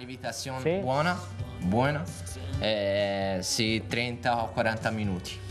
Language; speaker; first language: Spanish; non-native, learner; Italian